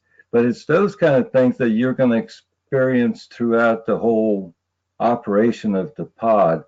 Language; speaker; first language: English; native; English